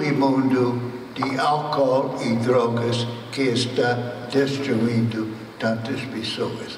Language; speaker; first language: Portuguese; non-native, fluent; English